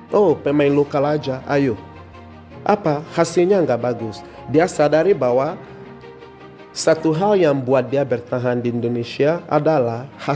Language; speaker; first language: Indonesian; non-native, fluent; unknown